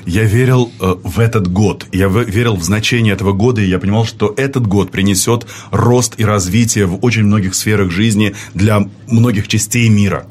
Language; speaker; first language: Russian; native; Russian